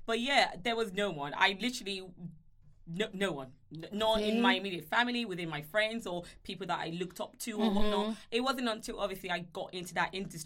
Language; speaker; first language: English; non-native, local second language; Yoruba